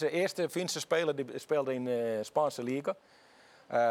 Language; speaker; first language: Dutch; non-native, fluent; Finnish